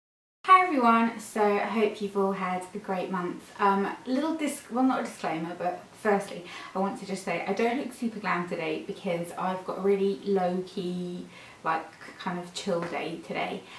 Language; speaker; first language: English; native; English